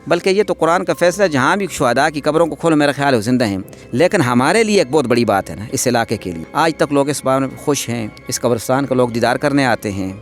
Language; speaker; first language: Urdu; non-native, local second language; Northern Hindko